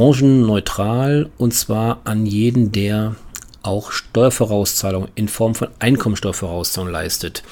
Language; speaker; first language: German; native; German